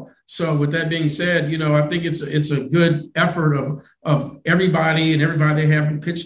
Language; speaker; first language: English; native; English